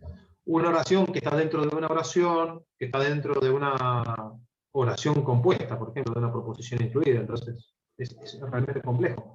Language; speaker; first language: Spanish; native; Spanish